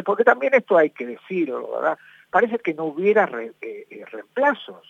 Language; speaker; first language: Spanish; native; Spanish